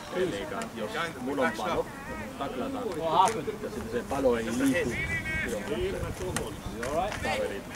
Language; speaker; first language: Finnish; non-native, fluent; English